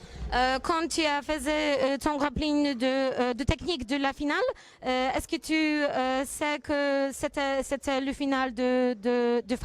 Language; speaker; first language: French; non-native, learner; Polish